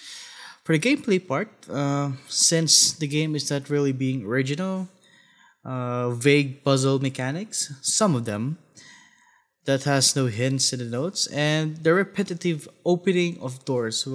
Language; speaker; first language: English; non-native, fluent; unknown